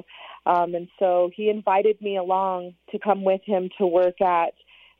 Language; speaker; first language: English; native; English